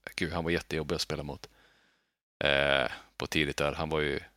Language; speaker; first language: Swedish; native; Swedish